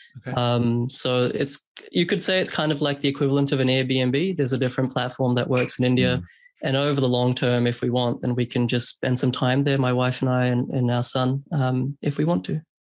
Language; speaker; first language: English; early bilingual, other home language; Hindi